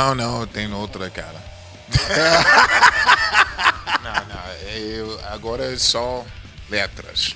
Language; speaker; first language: Portuguese; non-native, learner; English